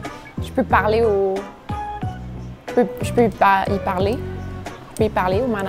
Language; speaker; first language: French; native; French